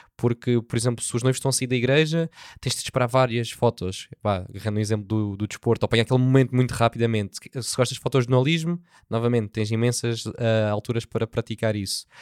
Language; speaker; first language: Portuguese; native; Portuguese